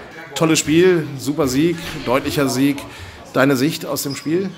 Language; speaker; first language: German; native; German